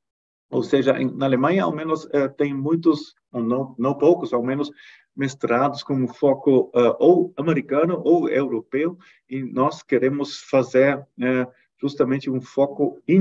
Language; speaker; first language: Portuguese; non-native, fluent; German